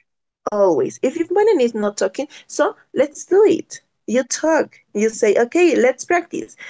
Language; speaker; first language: English; non-native, learner; Spanish